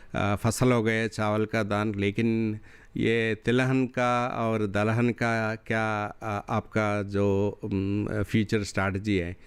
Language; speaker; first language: Hindi; non-native, local second language; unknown